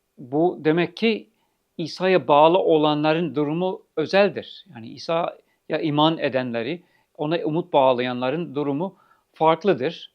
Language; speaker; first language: Turkish; non-native, fluent; English